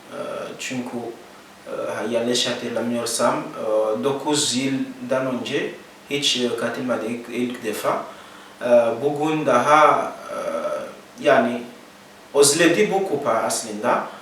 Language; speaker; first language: Turkish; non-native, learner; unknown